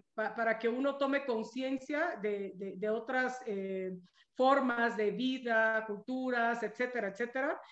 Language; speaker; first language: Spanish; non-native, local second language; Zapotec